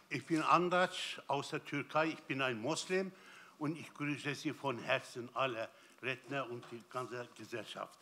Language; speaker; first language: German; non-native, learner; Turkish